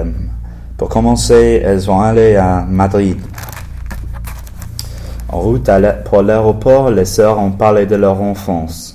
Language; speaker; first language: French; non-native, learner; English